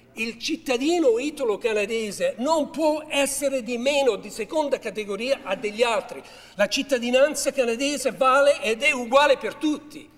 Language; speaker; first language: Italian; early bilingual, heritage; Italian